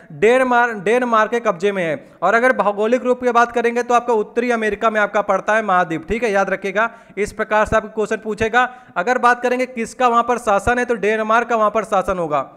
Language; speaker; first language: Hindi; native; Hindi